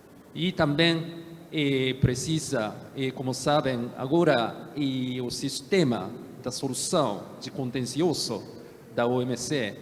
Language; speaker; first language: Portuguese; non-native, fluent; Japanese